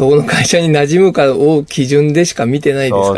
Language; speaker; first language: Japanese; native; Japanese